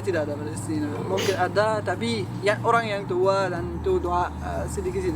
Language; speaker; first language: Indonesian; non-native, fluent; Arabic